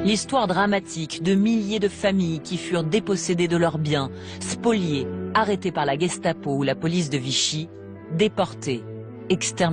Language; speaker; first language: French; native; French